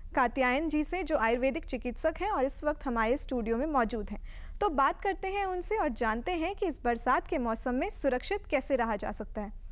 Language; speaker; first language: Hindi; native; Hindi